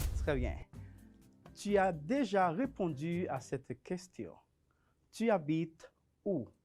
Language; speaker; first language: French; non-native, fluent; Spanish